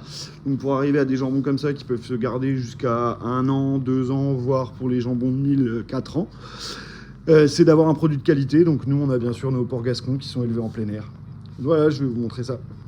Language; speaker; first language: French; native; French